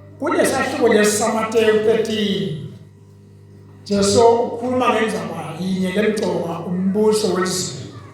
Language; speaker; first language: Zulu; non-native, local second language; Swati